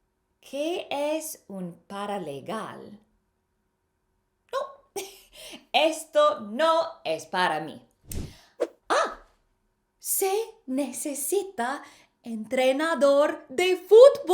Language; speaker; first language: Spanish; non-native, fluent; English